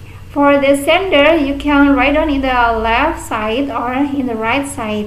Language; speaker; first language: English; non-native, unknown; Indonesian